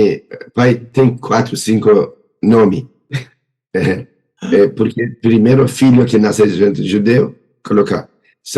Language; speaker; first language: Portuguese; non-native, learner; Persian